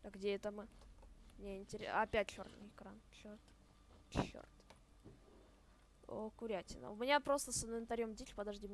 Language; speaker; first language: Russian; native; Russian